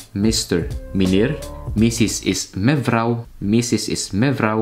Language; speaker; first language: Dutch; non-native, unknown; Filipino